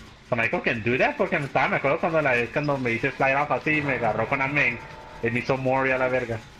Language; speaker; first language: Spanish; early bilingual, heritage; Spanish